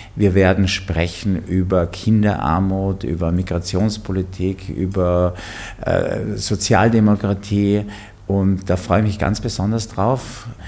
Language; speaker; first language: German; native; German